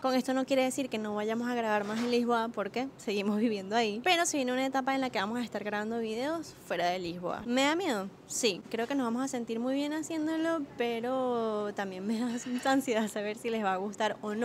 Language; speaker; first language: Spanish; native; Spanish